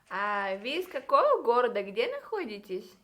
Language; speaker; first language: Russian; non-native, learner; Tajik